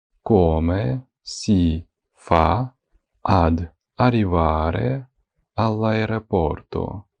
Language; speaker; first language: Italian; non-native, fluent; Ukrainian